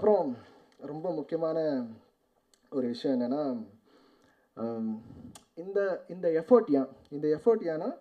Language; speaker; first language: Tamil; native; Tamil